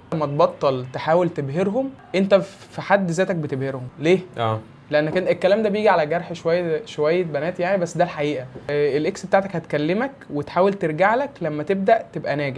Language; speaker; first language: Arabic; native; Arabic